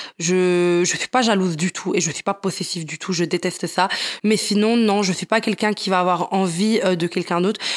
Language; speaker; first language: French; early bilingual, other home language; Italian